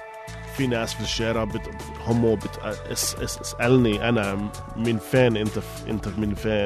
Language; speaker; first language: Arabic; early bilingual, heritage; Arabic